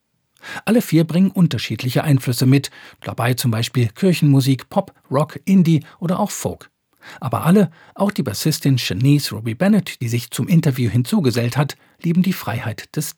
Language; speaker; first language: German; native; German